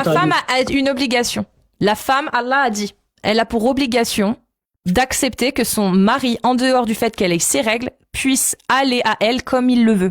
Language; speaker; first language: French; native; French